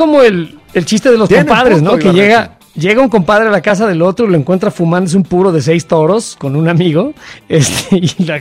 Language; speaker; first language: Spanish; native; Spanish